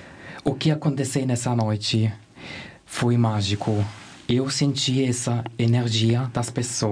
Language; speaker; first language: Portuguese; non-native, learner; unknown